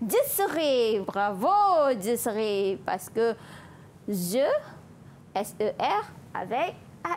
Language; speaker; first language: French; non-native, fluent; Malay